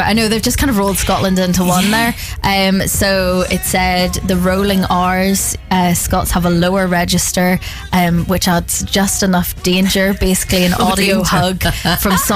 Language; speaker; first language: English; native; English